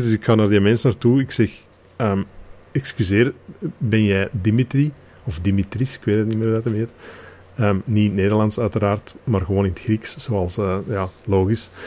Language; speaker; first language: Dutch; native; Dutch